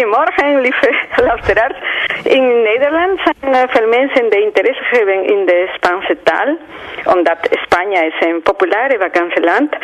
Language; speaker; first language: Dutch; non-native, learner; Spanish